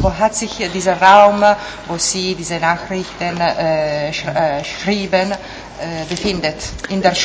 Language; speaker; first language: German; non-native, fluent; Italian